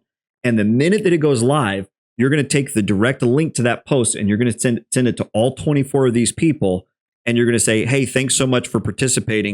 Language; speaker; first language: English; native; English